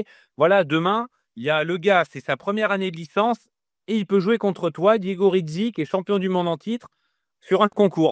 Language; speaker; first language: French; native; French